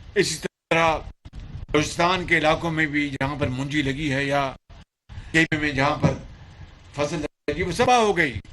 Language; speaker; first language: Urdu; non-native, local second language; Punjabi